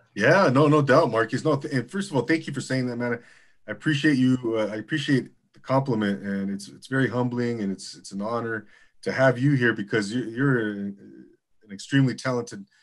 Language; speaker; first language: English; native; English